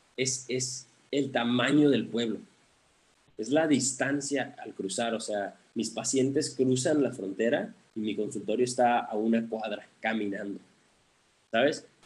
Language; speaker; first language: Spanish; early bilingual, heritage; Spanish